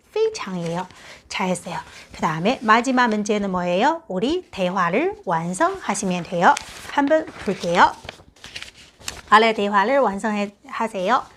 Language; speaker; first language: Korean; non-native, fluent; Chinese